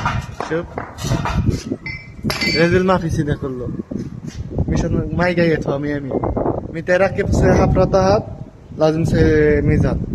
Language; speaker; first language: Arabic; non-native, learner; Hindi